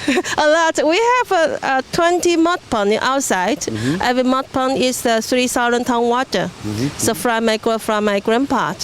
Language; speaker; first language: English; non-native, learner; Chinese